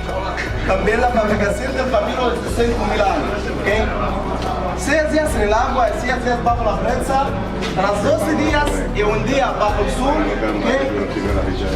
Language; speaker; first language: Spanish; non-native, learner; Arabic